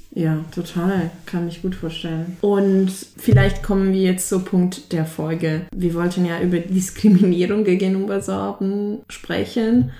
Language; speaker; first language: German; native; German